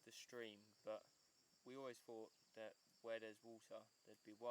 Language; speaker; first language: English; native; English